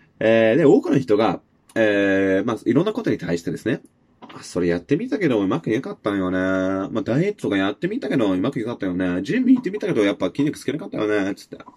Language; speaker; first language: Japanese; non-native, fluent; English